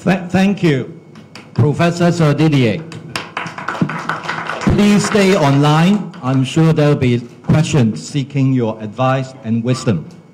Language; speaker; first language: English; non-native, local second language; Cantonese